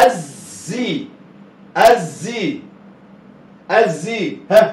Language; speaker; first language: Arabic; native; Arabic